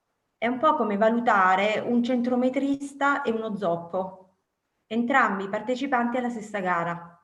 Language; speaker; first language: Italian; native; Italian